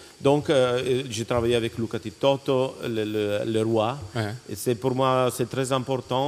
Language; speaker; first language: French; non-native, fluent; Italian